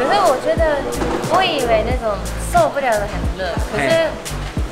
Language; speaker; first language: Chinese; non-native, fluent; Japanese